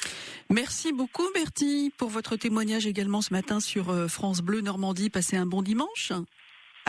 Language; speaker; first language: French; native; French